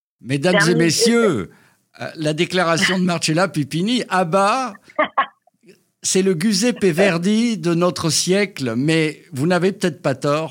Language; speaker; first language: French; native; French